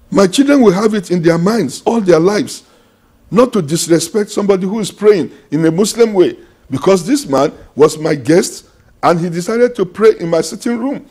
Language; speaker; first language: English; non-native, local second language; Yoruba